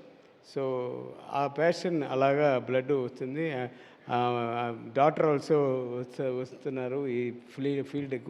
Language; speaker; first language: Telugu; non-native, learner; Tamil